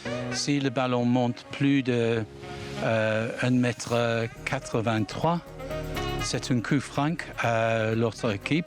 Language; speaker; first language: French; non-native, learner; English